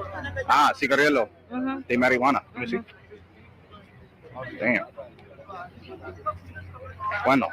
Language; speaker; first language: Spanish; non-native, learner; English